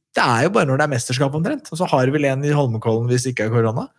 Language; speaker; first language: Norwegian; native; Norwegian